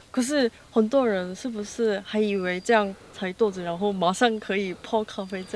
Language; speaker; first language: Chinese; non-native, fluent; Korean